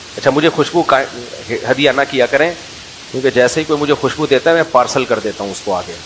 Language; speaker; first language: Urdu; native; Urdu